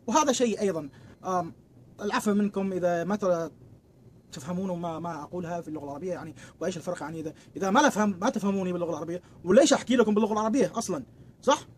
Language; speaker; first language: Arabic; early bilingual, heritage; Arabic